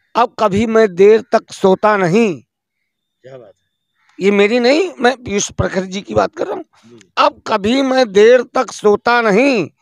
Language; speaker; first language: Hindi; native; Hindi